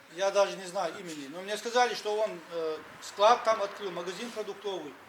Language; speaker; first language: Russian; non-native, local second language; Ingush